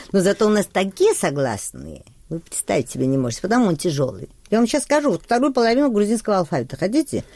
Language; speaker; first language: Russian; non-native, local second language; Georgian